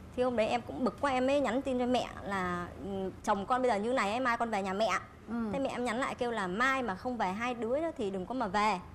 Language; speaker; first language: Vietnamese; native; Vietnamese